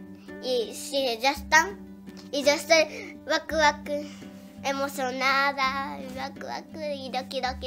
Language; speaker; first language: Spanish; early bilingual, heritage; Spanish